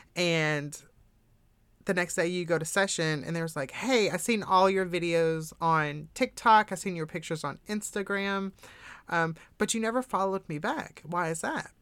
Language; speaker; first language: English; early bilingual, other home language; German